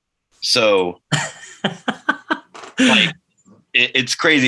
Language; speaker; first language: English; native; English